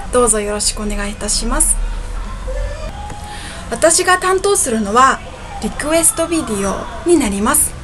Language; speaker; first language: Japanese; non-native, fluent; Mongolian